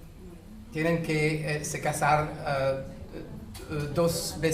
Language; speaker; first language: Spanish; non-native, fluent; French